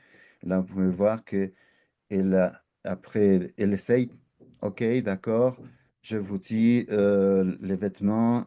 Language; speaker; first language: French; non-native, fluent; Spanish